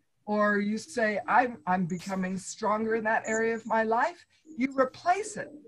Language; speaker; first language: English; native; English